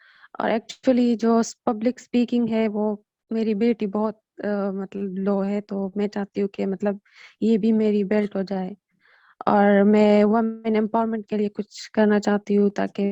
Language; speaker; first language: Hindi; non-native, local second language; Pashto